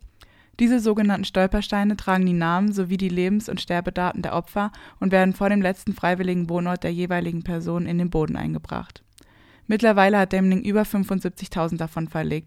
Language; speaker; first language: German; native; German